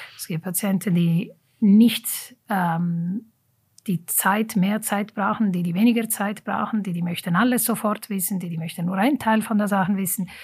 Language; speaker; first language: German; non-native, fluent; Italian